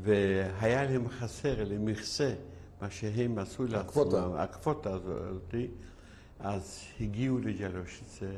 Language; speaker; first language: Hebrew; non-native, fluent; Yiddish